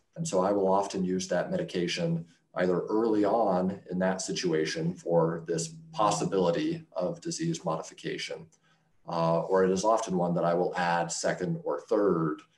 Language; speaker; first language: English; native; English